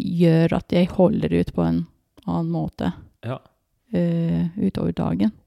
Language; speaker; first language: Norwegian; non-native, fluent; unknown